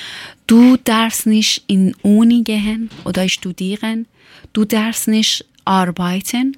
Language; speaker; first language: German; non-native, learner; Persian